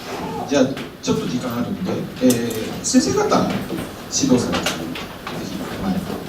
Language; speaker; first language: Japanese; native; Japanese